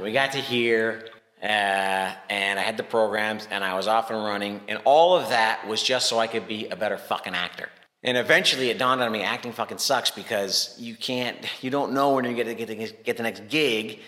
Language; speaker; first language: English; native; English